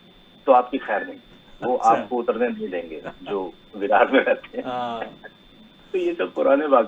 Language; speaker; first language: Hindi; native; Hindi